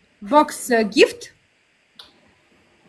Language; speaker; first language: English; non-native, learner; Russian